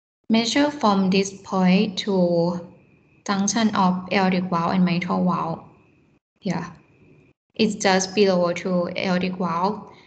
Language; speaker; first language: English; non-native, fluent; Thai